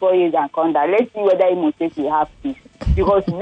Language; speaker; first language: English; non-native, local second language; Igbo